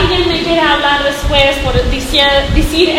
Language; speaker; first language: Spanish; non-native, learner; English